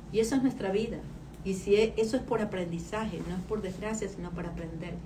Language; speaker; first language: Spanish; native; Spanish